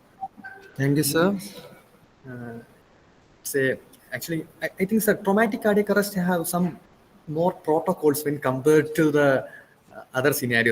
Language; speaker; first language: English; non-native, local second language; Malayalam